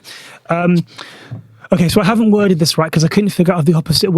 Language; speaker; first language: English; native; English